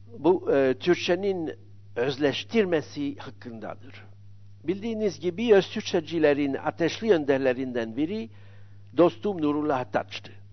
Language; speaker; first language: Turkish; non-native, fluent; French